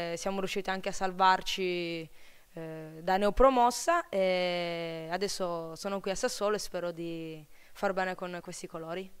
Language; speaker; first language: Italian; native; Italian